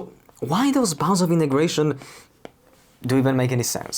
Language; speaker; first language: English; non-native, fluent; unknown